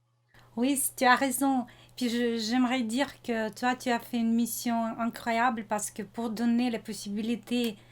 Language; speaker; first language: French; non-native, fluent; Russian